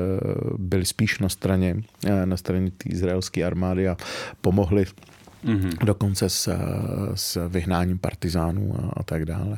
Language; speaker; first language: Czech; early bilingual, other home language; Arabic